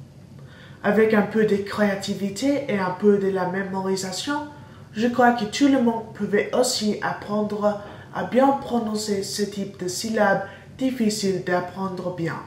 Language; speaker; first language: French; non-native, learner; English